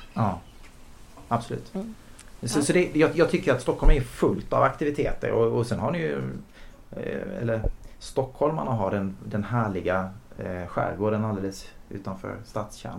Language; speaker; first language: Swedish; native; Swedish